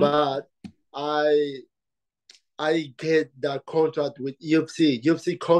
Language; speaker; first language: English; non-native, learner; Spanish